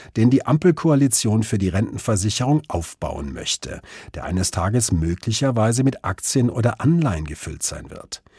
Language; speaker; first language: German; native; German